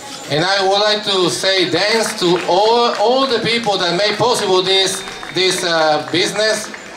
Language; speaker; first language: English; non-native, fluent; Spanish